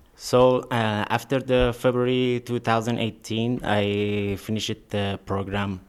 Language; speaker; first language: English; non-native, learner; Persian